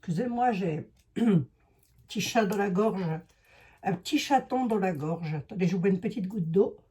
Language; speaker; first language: French; native; French